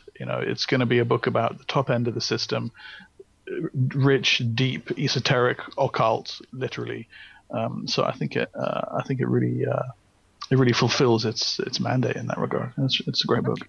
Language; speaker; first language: English; native; English